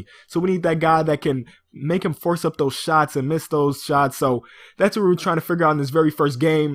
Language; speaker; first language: English; native; English